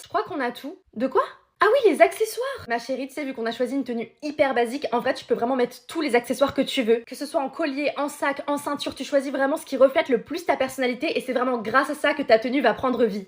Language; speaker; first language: French; native; French